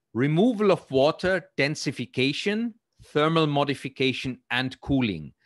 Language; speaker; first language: English; non-native, fluent; German